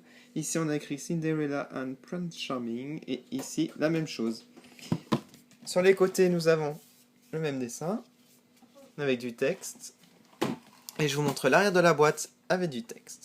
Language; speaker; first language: French; native; French